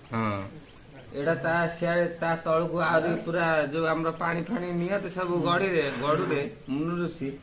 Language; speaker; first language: Odia; native; Odia